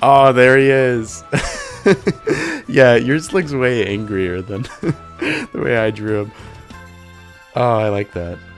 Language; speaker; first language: English; native; English